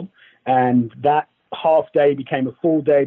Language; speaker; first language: English; native; English